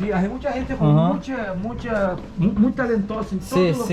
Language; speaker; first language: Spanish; non-native, fluent; Portuguese